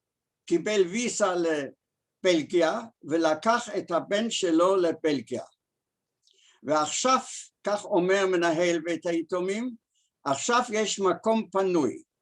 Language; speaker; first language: Hebrew; early bilingual, other home language; German